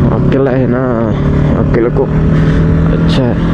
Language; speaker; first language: Hindi; non-native, local second language; Marathi